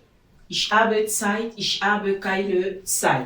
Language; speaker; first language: German; non-native, learner; French